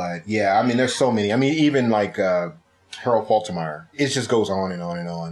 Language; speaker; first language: English; native; English